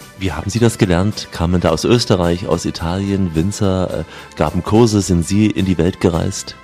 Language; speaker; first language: German; native; German